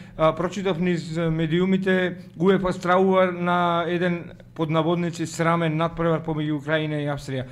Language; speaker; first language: Macedonian; native; Macedonian